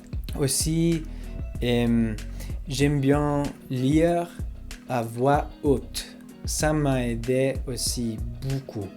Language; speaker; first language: French; non-native, learner; English